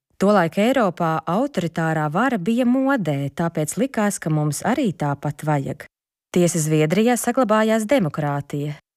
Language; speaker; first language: Latvian; non-native, local second language; Ukrainian